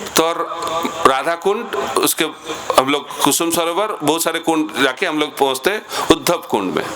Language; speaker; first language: Hindi; non-native, local second language; Bangla